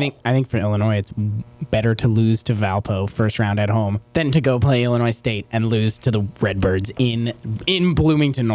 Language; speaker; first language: English; native; English